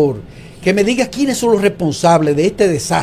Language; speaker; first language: Spanish; native; Spanish